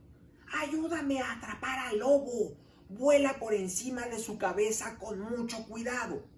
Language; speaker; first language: Spanish; native; Spanish